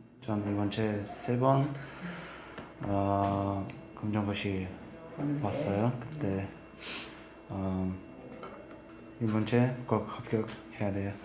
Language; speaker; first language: Korean; non-native, learner; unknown